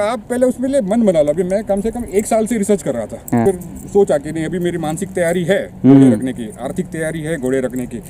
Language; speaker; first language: Hindi; non-native, local second language; Marathi